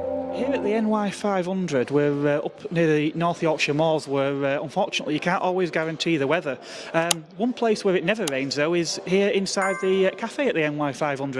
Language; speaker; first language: English; native; English